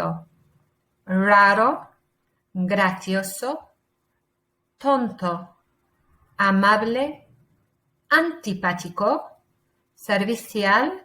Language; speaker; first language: Spanish; non-native, fluent; English